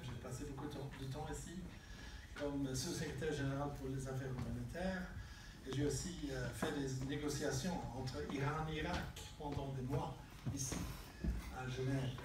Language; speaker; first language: French; non-native, fluent; Swedish